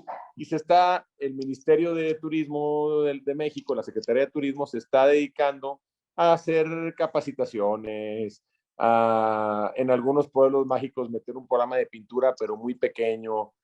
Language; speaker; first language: Spanish; native; Spanish